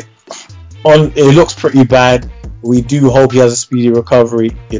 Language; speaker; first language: English; native; English